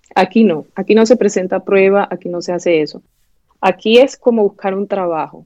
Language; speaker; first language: Spanish; native; Spanish